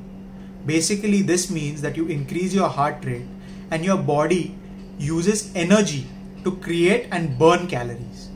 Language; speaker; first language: English; non-native, local second language; Hindi